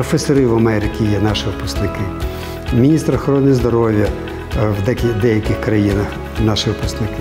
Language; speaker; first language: Ukrainian; non-native, local second language; Russian